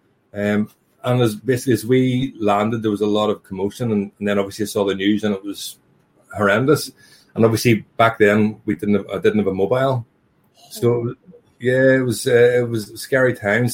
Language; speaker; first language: English; native; English